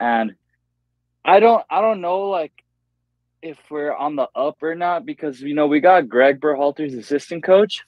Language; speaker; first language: English; native; English